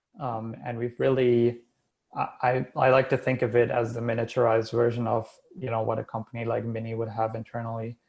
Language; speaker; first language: English; non-native, fluent; German